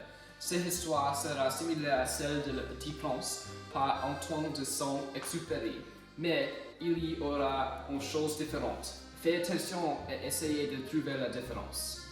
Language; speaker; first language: French; non-native, learner; English